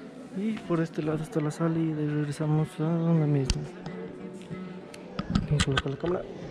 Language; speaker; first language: Spanish; native; Spanish